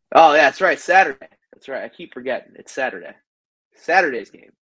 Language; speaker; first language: English; native; English